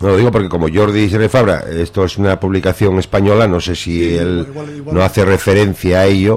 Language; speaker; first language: Spanish; native; Spanish